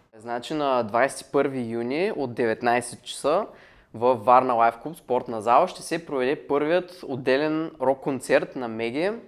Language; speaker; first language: Bulgarian; native; Bulgarian